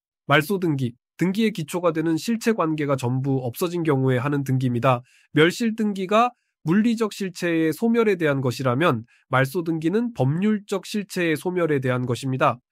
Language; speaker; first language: Korean; native; Korean